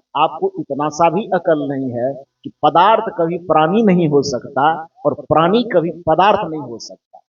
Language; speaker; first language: Hindi; native; Hindi